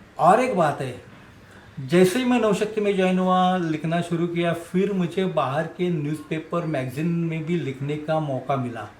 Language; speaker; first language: Hindi; non-native, local second language; Marathi